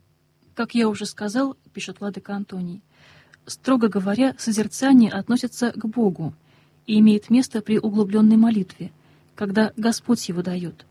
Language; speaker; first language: Russian; native; Russian